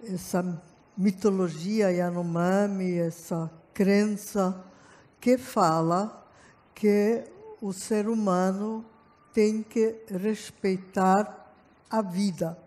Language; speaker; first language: Portuguese; non-native, fluent; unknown